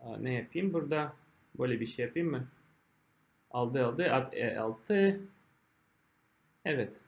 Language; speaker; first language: Turkish; non-native, fluent; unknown